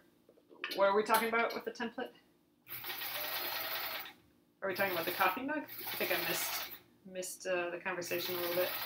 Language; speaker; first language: English; native; English